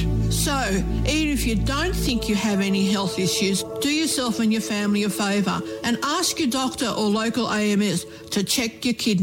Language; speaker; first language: English; native; English